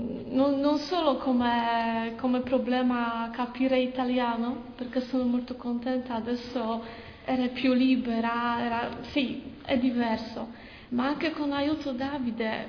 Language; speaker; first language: Italian; non-native, learner; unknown